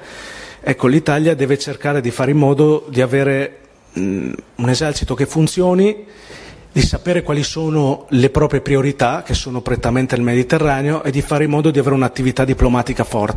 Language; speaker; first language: Italian; native; Italian